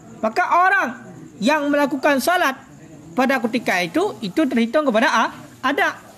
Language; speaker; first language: Malay; non-native, local second language; Achinese